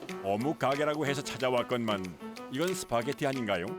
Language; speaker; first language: Korean; native; Korean